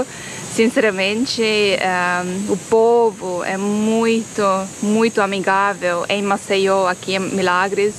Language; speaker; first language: Portuguese; non-native, fluent; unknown